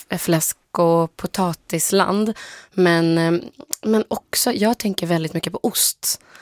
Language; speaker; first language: Swedish; early bilingual, other home language; Polish